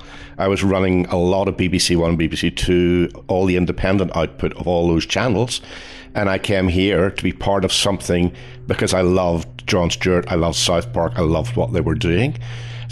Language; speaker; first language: English; native; English